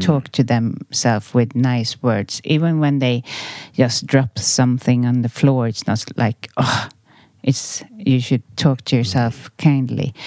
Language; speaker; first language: English; non-native, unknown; Swedish